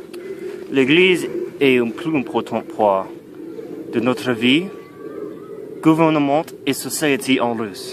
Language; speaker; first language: French; non-native, learner; English